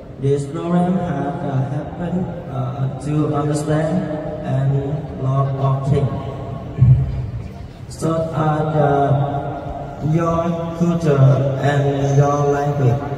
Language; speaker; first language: English; non-native, learner; Vietnamese